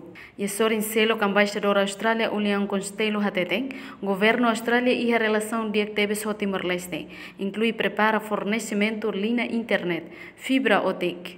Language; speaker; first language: Portuguese; non-native, local second language; Tetum